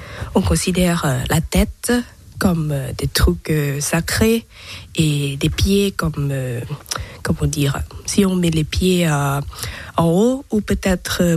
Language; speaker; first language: French; non-native, learner; Thai